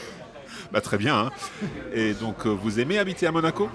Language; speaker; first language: French; non-native, fluent; English